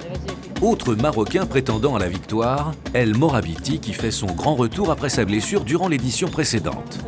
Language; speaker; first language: French; native; French